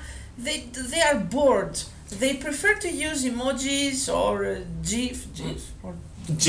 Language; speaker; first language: English; non-native, fluent; Greek